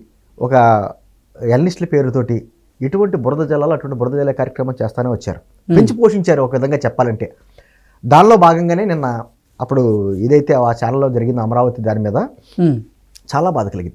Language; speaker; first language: Telugu; native; Telugu